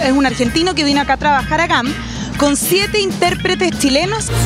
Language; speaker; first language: Spanish; native; Spanish